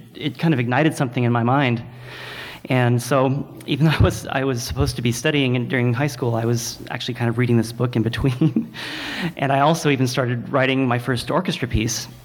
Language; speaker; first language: English; native; English